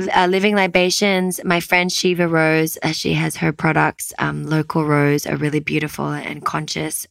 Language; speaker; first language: English; native; English